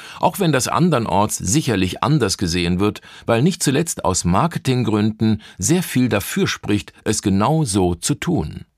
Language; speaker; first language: German; native; German